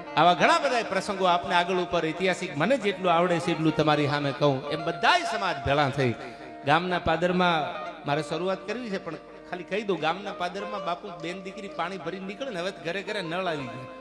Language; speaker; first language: Gujarati; native; Gujarati